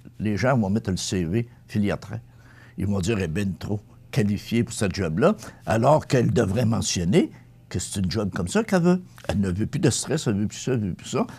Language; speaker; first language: French; native; French